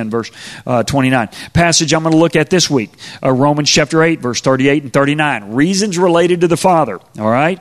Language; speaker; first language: English; native; English